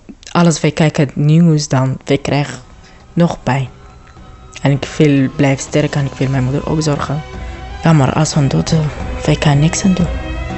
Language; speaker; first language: Dutch; non-native, learner; Arabic